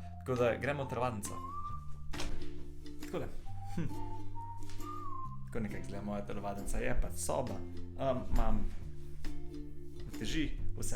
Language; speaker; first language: Slovenian; native; Slovenian